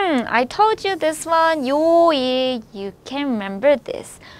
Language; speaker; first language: English; non-native, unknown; Korean